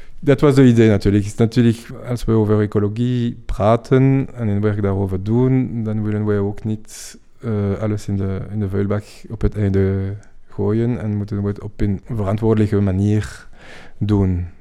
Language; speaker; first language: Dutch; non-native, fluent; French